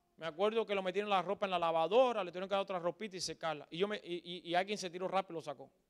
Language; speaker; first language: Spanish; native; Spanish